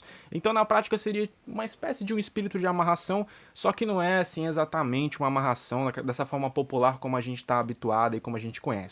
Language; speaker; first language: Portuguese; native; Portuguese